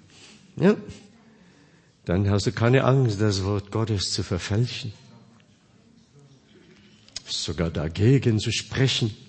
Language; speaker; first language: German; non-native, fluent; Korean